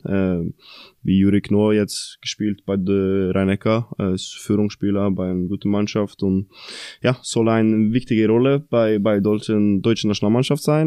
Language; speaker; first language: German; non-native, fluent; Norwegian